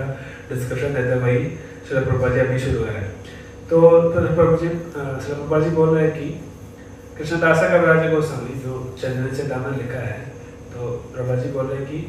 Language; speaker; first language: Hindi; non-native, fluent; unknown